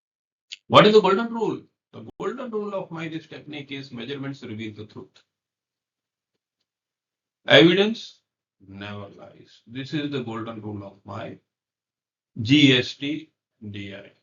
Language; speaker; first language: English; non-native, local second language; Hindi